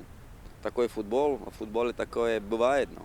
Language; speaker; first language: Russian; non-native, fluent; Slovak